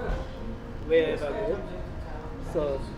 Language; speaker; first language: English; non-native, learner; Japanese